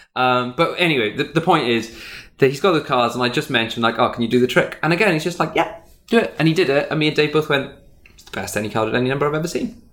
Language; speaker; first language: English; native; English